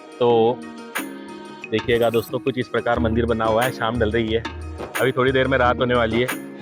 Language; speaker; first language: Hindi; non-native, local second language; Marathi